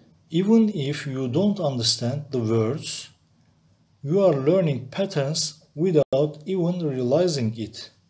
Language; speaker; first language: English; non-native, fluent; Turkish